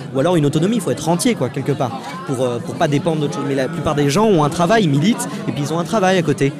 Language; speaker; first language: French; native; French